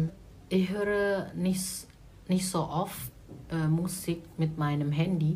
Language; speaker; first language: German; non-native, learner; Indonesian